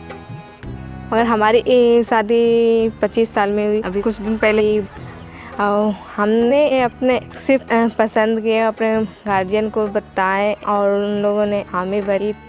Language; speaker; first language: Hindi; non-native, local second language; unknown